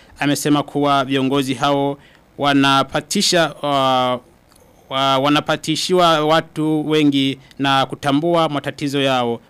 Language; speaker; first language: Swahili; non-native, local second language; Rundi